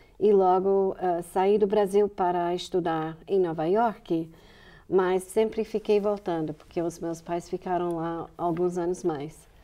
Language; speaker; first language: Portuguese; early bilingual, other home language; English